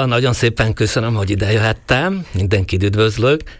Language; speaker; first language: Hungarian; non-native, local second language; Slovak